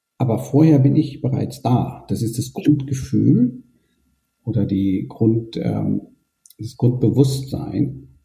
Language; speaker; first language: German; early bilingual, other home language; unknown